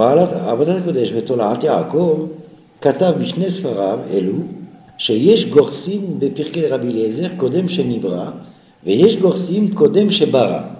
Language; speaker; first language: Hebrew; non-native, fluent; French